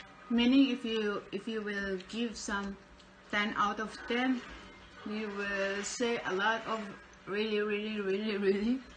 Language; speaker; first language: English; non-native, local second language; Cebuano